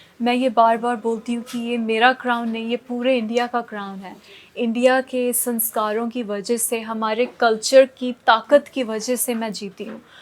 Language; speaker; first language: Hindi; non-native, local second language; Punjabi